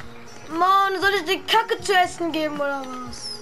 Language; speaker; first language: German; native; German